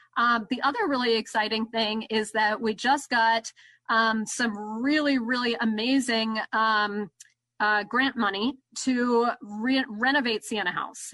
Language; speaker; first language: English; native; English